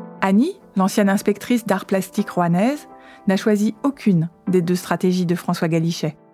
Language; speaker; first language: French; native; French